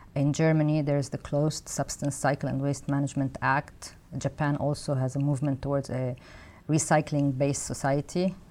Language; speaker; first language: English; non-native, fluent; Arabic